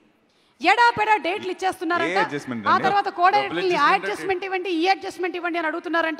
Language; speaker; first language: Telugu; native; Telugu